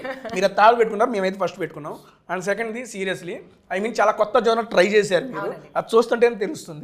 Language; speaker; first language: Telugu; native; Telugu